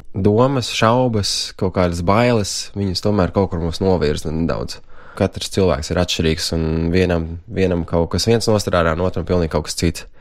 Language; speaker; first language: Latvian; native; Latvian